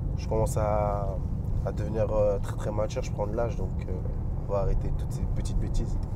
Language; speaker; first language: French; native; French